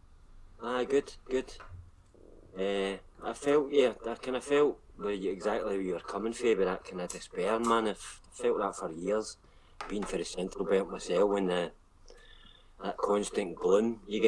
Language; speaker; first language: English; native; English